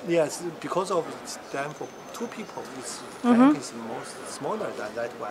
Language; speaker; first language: English; non-native, learner; Chinese